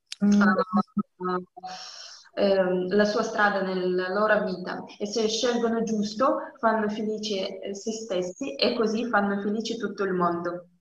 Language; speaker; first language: Italian; non-native, learner; Russian